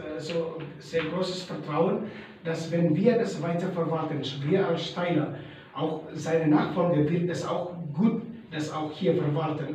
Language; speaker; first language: German; non-native, learner; Indonesian